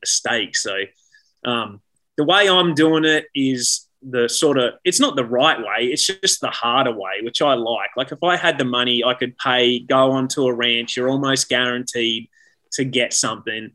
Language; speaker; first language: English; native; English